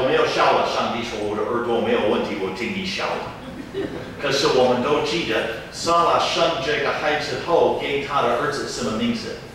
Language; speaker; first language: Chinese; non-native, fluent; English